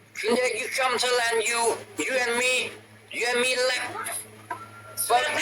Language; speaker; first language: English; non-native, learner; Thai